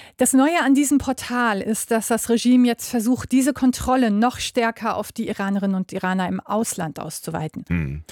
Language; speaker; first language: German; native; German